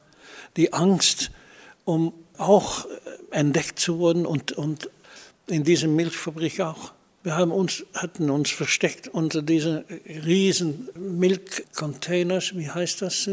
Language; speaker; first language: German; non-native, fluent; Dutch